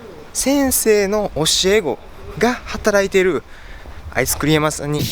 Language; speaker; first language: Japanese; native; Japanese